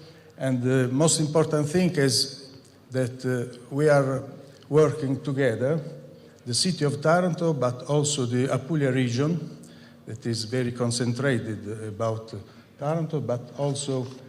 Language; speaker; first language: English; non-native, fluent; Italian